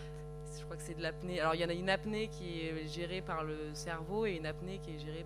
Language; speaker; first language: French; native; French